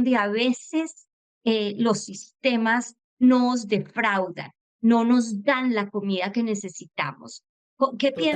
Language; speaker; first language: Spanish; native; Spanish